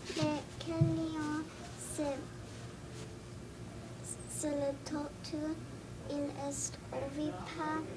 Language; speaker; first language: French; non-native, learner; English